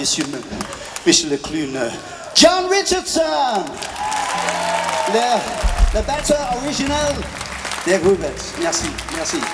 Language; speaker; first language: French; non-native, learner; English